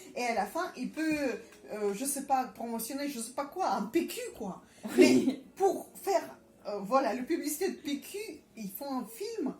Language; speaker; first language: French; non-native, fluent; Russian